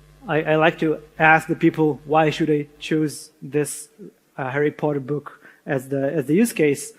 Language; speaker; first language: English; non-native, fluent; Hebrew